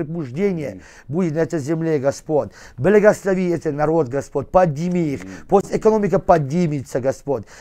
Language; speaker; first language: Russian; non-native, fluent; Persian